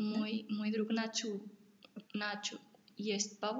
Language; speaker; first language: Russian; non-native, learner; Spanish